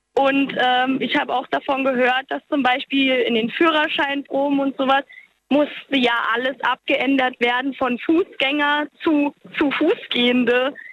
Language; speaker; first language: German; native; German